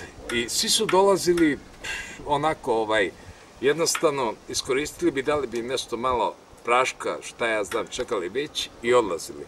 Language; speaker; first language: Serbian; native; Serbian